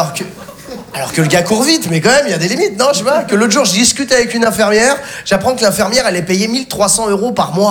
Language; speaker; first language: French; native; French